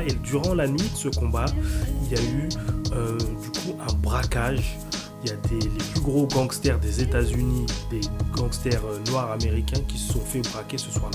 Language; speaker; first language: French; native; French